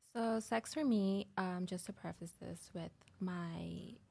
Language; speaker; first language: English; early bilingual, heritage; English